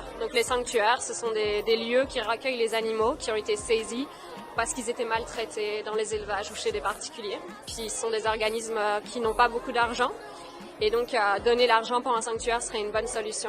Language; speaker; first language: French; native; French